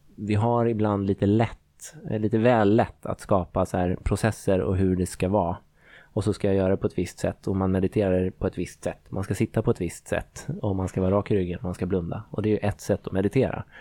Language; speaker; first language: Swedish; native; Swedish